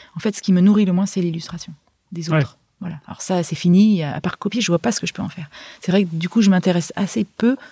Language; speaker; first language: French; native; French